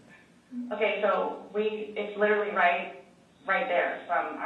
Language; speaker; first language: English; native; English